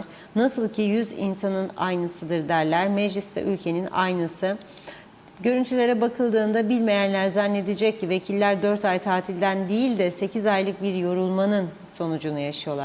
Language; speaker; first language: Turkish; native; Turkish